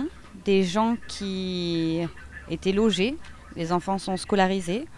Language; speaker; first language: French; native; French